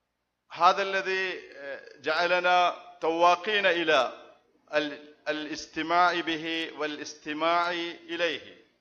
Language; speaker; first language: Arabic; non-native, fluent; Malayalam